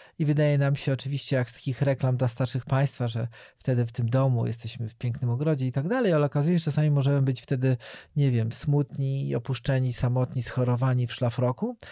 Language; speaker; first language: Polish; native; Polish